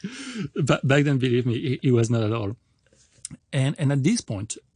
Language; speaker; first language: English; non-native, fluent; French